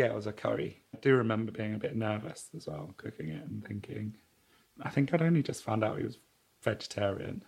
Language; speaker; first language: English; native; English